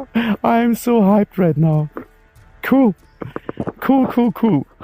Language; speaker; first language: English; non-native, learner; German